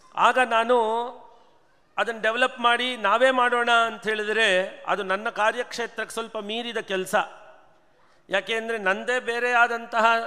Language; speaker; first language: Kannada; non-native, local second language; Telugu